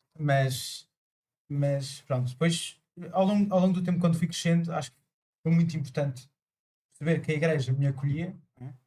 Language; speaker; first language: Portuguese; early bilingual, other home language; Spanish